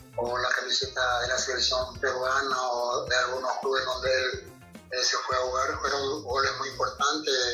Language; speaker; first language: Spanish; native; Spanish